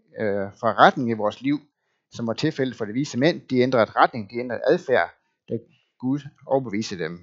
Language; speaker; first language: Danish; native; Danish